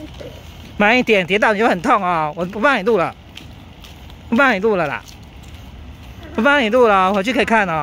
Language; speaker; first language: Chinese; native; Chinese